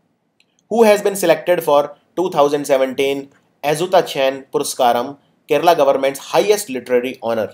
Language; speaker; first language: English; non-native, local second language; Hindi